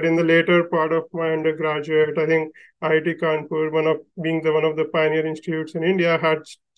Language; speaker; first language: English; non-native, local second language; Hindi